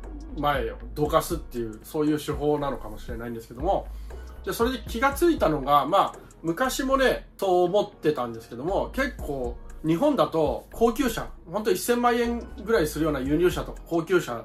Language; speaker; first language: Japanese; native; Japanese